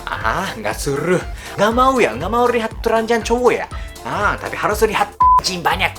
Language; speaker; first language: Indonesian; non-native, learner; Japanese